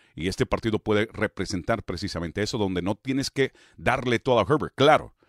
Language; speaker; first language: Spanish; early bilingual, heritage; Spanish